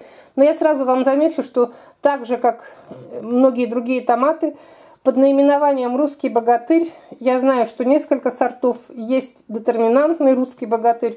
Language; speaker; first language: Russian; native; Russian